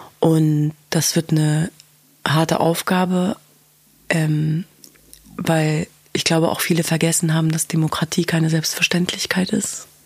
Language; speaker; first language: German; early bilingual, other home language; Kurdish